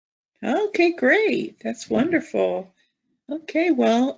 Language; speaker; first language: English; native; English